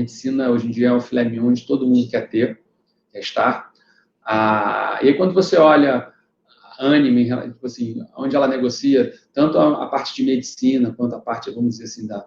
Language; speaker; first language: Portuguese; native; Portuguese